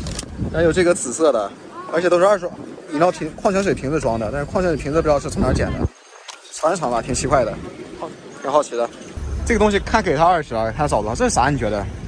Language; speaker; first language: Chinese; native; Chinese